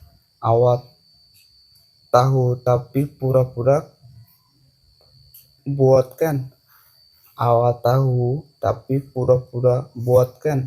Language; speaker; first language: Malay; non-native, fluent; Bangla